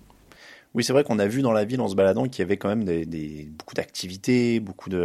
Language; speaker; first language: French; native; French